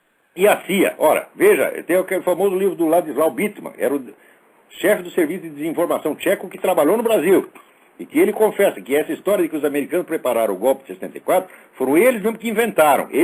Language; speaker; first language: Portuguese; native; Portuguese